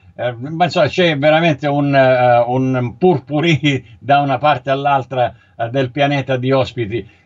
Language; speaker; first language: Italian; native; Italian